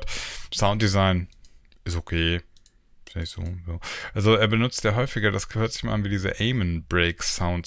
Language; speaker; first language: German; native; German